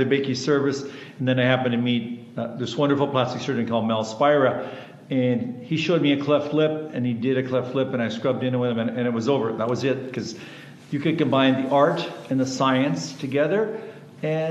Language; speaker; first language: English; early bilingual, other home language; German